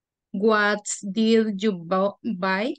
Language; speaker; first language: English; non-native, learner; Spanish